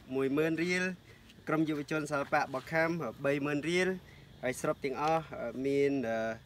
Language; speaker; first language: Khmer; non-native, local second language; Jarai